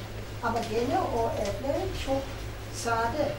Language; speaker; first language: Turkish; non-native, learner; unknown